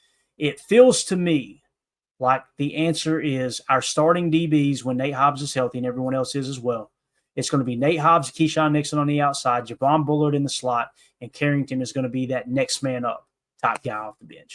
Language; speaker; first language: English; native; English